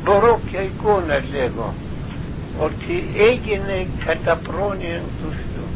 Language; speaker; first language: Greek; non-native, fluent; Russian